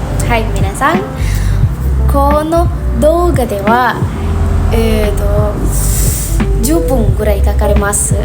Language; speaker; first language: Japanese; non-native, learner; Indonesian